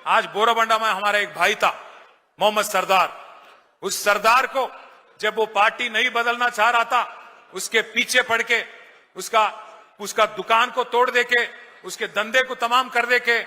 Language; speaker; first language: Hindi; non-native, local second language; Telugu